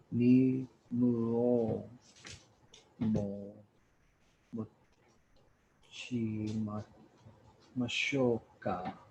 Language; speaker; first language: Japanese; non-native, learner; English